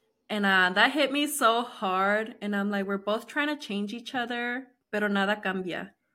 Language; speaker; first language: English; early bilingual, other home language; Spanish